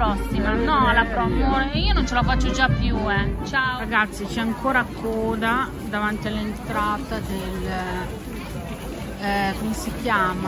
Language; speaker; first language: Italian; native; Italian